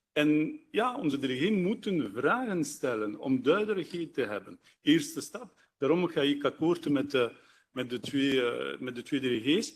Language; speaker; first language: Dutch; non-native, local second language; French